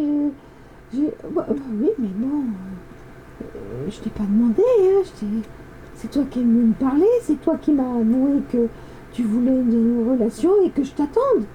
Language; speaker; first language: French; native; French